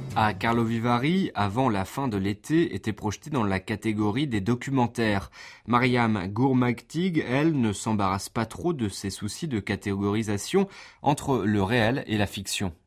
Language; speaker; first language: French; native; French